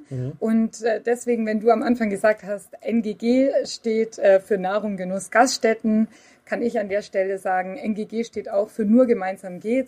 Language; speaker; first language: German; native; German